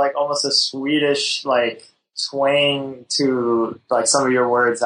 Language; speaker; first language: English; native; English